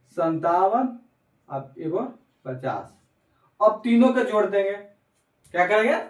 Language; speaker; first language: Hindi; native; Hindi